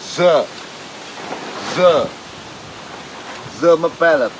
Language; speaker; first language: French; non-native, learner; Vietnamese